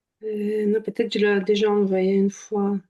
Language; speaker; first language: French; native; French